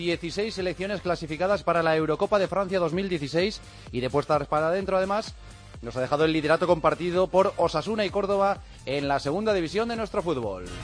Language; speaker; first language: Spanish; native; Spanish